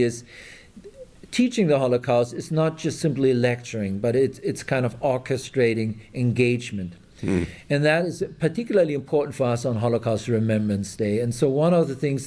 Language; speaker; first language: English; non-native, fluent; German